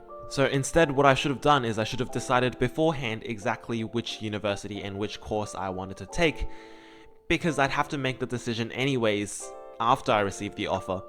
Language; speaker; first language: English; early bilingual, other home language; Chinese